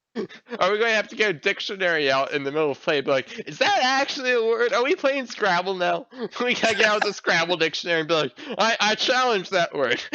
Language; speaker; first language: English; native; English